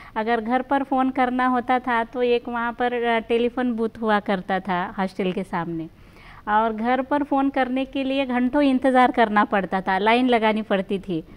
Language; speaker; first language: Hindi; non-native, local second language; Marathi